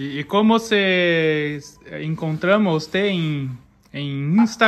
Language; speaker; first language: Spanish; non-native, learner; Portuguese